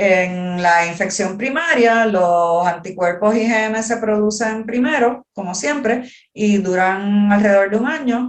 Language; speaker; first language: Spanish; native; Spanish